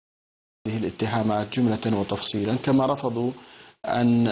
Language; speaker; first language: Arabic; native; Arabic